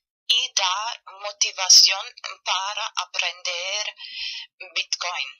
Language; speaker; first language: Spanish; non-native, fluent; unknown